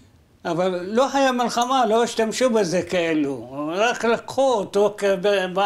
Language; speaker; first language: Hebrew; non-native, fluent; Arabic